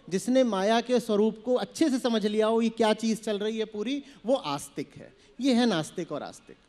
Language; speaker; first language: Hindi; native; Hindi